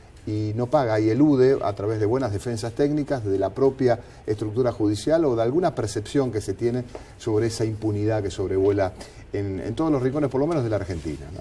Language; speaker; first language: Spanish; native; Spanish